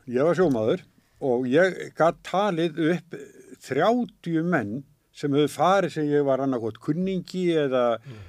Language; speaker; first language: Icelandic; native; Icelandic